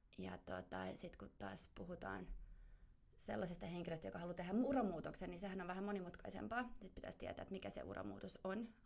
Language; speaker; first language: Finnish; non-native, fluent; German